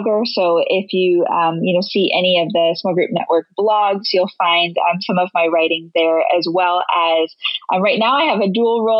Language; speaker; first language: English; native; English